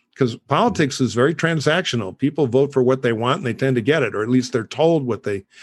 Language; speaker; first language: English; native; English